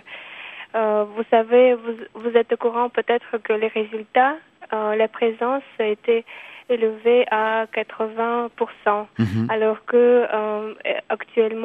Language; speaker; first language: French; non-native, fluent; Kyrgyz